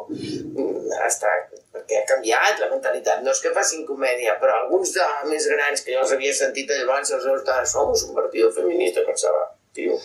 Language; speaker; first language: Catalan; native; Catalan